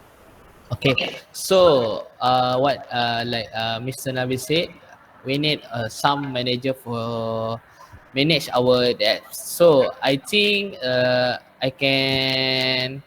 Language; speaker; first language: English; non-native, learner; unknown